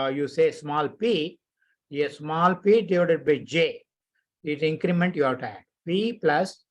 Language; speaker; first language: English; non-native, local second language; Hindi